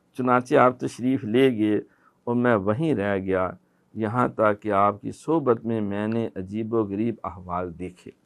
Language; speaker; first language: Urdu; non-native, local second language; Punjabi